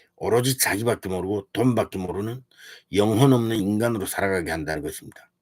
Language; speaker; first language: Korean; early bilingual, heritage; Korean